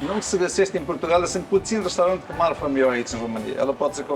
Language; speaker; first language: Romanian; non-native, learner; Portuguese